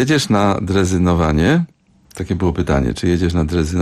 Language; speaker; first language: Polish; native; Polish